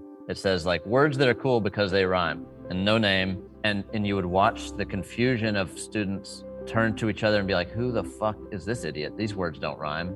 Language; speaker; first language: English; native; English